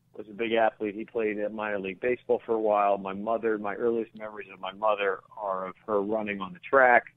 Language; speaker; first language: English; native; English